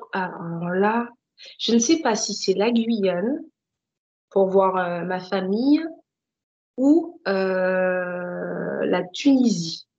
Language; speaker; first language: French; native; French